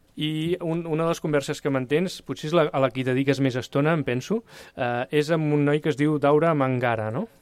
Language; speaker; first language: Catalan; native; Catalan